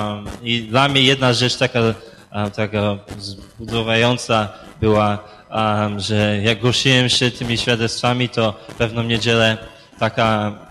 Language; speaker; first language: Polish; early bilingual, heritage; Polish